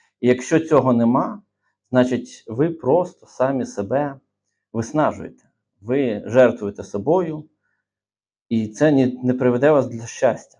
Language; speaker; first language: Ukrainian; native; Ukrainian